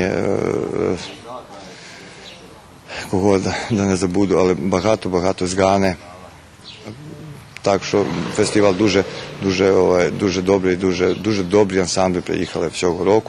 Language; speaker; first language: Ukrainian; early bilingual, heritage; Ukrainian